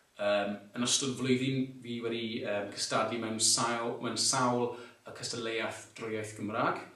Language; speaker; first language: Welsh; non-native, local second language; English